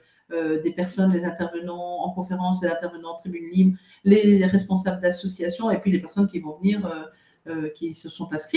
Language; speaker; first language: French; native; French